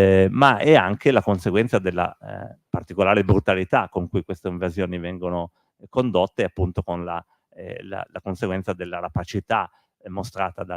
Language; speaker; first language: Italian; native; Italian